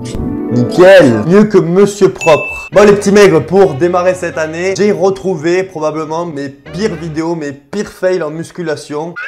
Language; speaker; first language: French; native; French